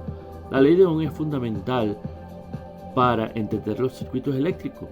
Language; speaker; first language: Spanish; native; Spanish